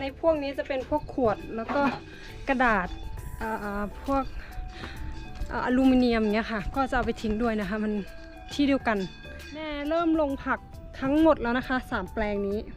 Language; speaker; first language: Thai; native; Thai